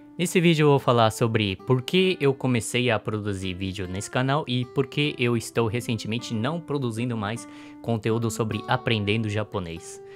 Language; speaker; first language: Portuguese; early bilingual, other home language; Japanese